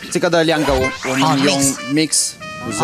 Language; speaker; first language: Chinese; non-native, fluent; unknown